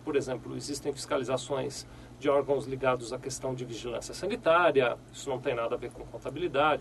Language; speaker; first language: Portuguese; native; Portuguese